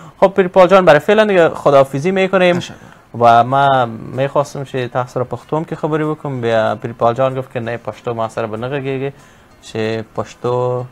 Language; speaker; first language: Persian; native; Persian